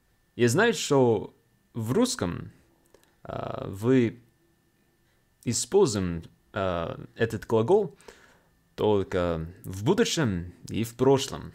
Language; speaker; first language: Russian; non-native, fluent; English